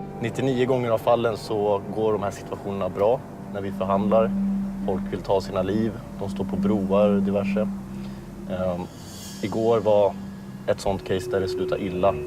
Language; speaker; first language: Swedish; native; Swedish